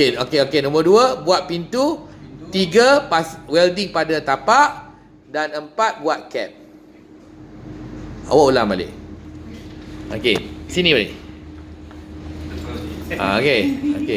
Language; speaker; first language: Malay; native; Malay